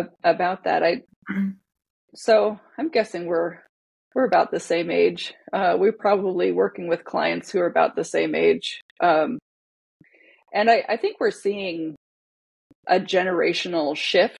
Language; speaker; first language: English; native; English